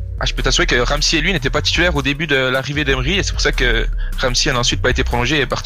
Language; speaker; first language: French; native; French